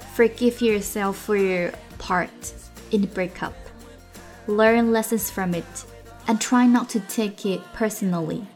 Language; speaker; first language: English; non-native, fluent; Chinese